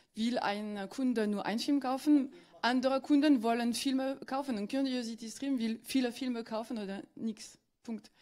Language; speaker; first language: German; non-native, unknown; French